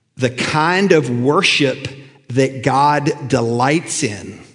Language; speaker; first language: English; native; English